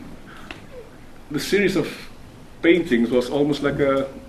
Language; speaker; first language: English; non-native, local second language; Malay